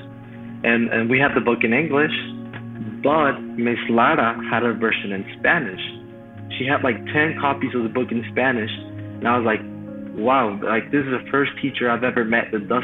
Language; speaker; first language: English; non-native, fluent; Spanish